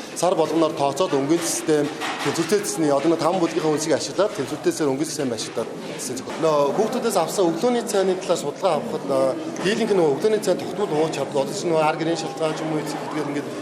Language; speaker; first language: Mongolian; native; Mongolian